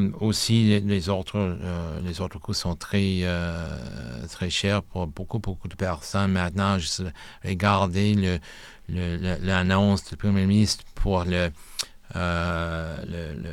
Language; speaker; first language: French; non-native, local second language; English